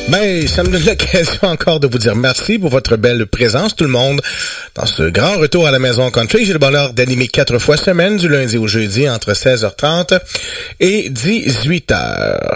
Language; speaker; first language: French; native; French